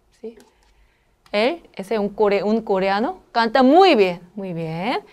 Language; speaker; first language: Spanish; non-native, learner; Korean